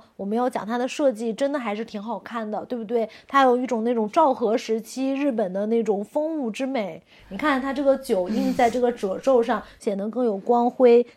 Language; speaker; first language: Chinese; native; Chinese